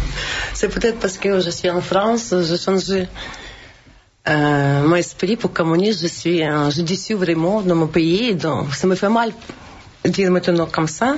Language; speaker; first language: French; non-native, learner; Russian